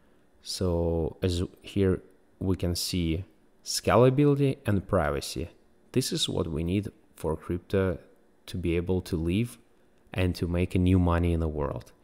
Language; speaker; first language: English; non-native, fluent; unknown